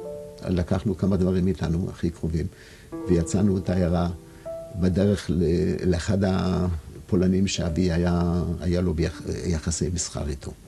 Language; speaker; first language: Hebrew; non-native, fluent; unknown